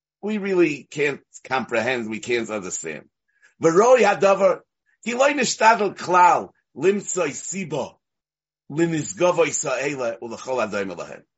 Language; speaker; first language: English; native; English